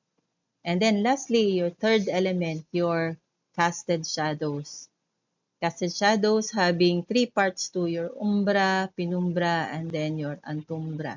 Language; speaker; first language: English; non-native, local second language; Filipino